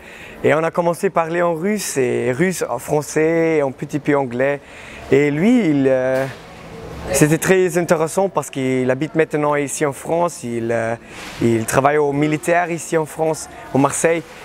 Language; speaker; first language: French; non-native, learner; German